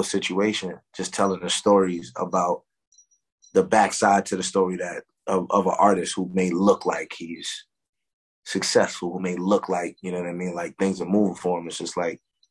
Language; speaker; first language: English; native; English